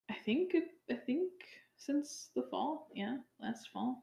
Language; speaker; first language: English; native; English